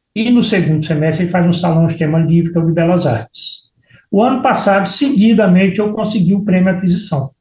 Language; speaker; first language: Portuguese; native; Portuguese